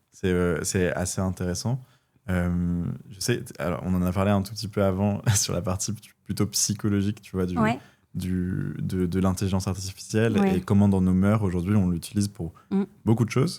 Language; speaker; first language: French; native; French